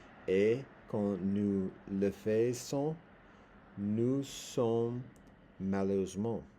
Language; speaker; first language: French; non-native, learner; English